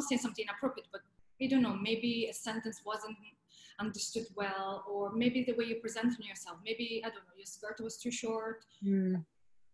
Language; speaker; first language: English; non-native, fluent; Italian